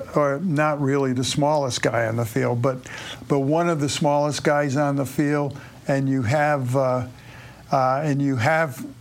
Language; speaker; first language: English; native; English